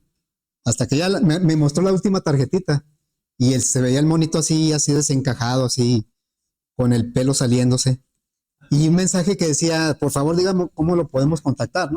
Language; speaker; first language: Spanish; native; Spanish